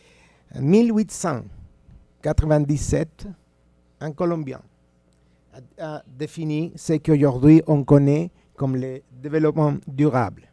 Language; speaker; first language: French; non-native, fluent; Spanish